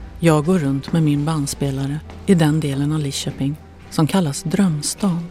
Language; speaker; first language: Swedish; native; Swedish